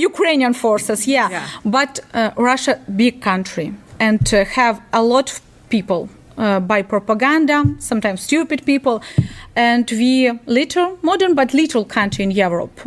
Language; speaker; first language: English; non-native, learner; Ukrainian